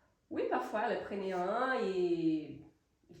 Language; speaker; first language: French; non-native, fluent; Portuguese